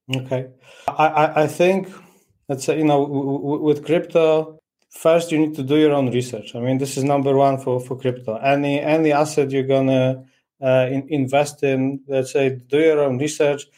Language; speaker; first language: English; non-native, fluent; Polish